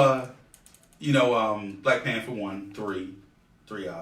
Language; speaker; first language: English; native; English